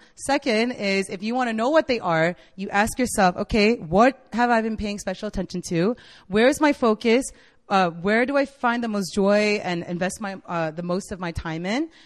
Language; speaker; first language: English; native; English